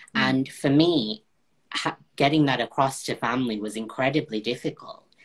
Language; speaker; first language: English; native; English